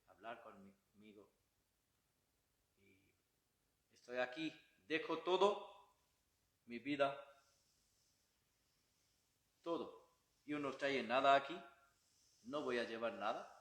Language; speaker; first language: Spanish; non-native, learner; Bangla